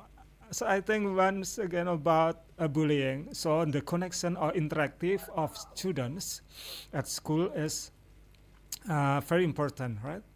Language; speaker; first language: English; non-native, fluent; Indonesian